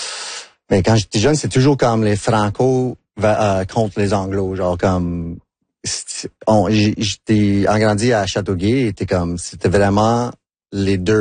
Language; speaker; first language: French; non-native, local second language; English